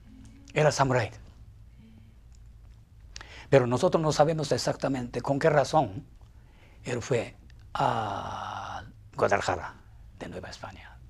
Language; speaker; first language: Spanish; non-native, fluent; Japanese